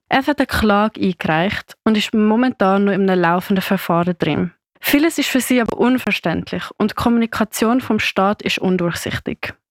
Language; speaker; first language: German; native; German